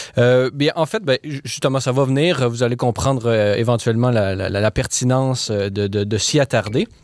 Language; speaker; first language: French; native; French